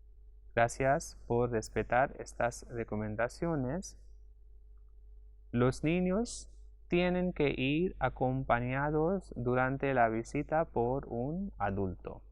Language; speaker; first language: Spanish; non-native, fluent; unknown